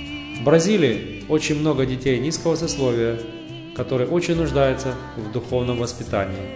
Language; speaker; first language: Russian; native; Russian